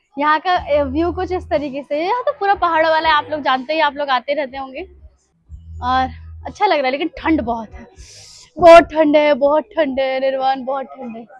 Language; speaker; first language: Hindi; non-native, local second language; Bangla